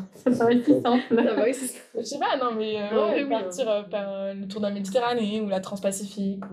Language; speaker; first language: French; native; French